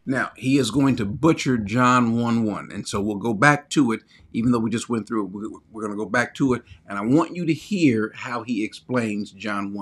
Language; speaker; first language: English; native; English